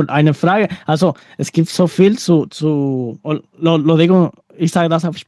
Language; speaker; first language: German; non-native, learner; Spanish